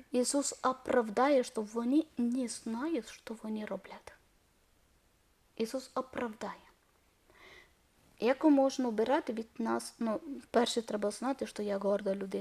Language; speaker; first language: Ukrainian; non-native, learner; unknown